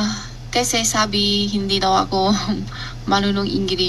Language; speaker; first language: Filipino; non-native, learner; Chinese